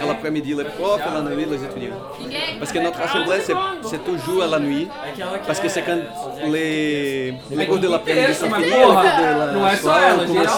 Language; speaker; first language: French; non-native, learner; Portuguese